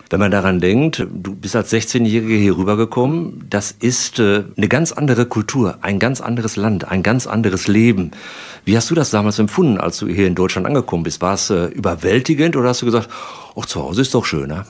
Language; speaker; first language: German; native; German